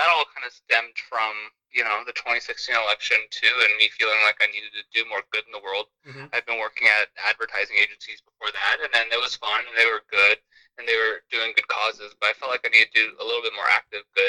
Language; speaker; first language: English; native; English